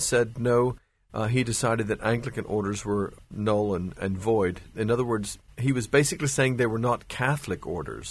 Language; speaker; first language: English; native; English